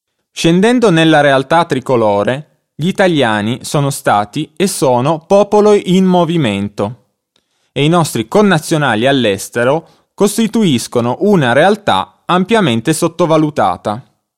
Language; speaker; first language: Italian; native; Italian